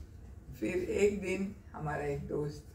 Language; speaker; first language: Hindi; non-native, local second language; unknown